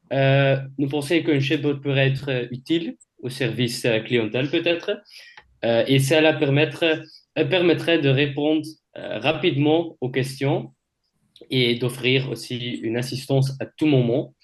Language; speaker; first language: French; non-native, learner; Dutch